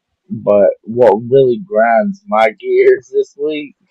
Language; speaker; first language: English; native; English